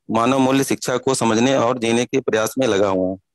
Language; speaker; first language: Hindi; native; Hindi